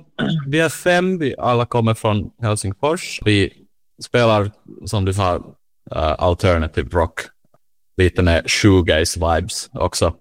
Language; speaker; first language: Swedish; non-native, learner; Finnish